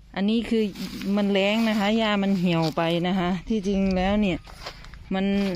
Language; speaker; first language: Thai; non-native, local second language; Lao